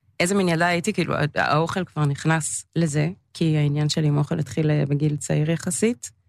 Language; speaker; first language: Hebrew; early bilingual, other home language; English